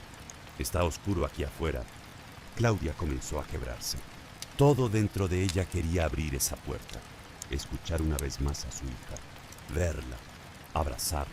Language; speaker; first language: Spanish; native; Spanish